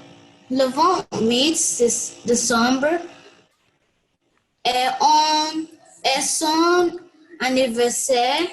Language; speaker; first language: French; non-native, learner; English